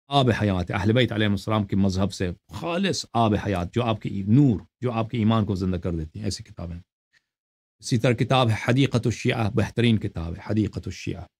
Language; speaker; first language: Urdu; non-native, fluent; Persian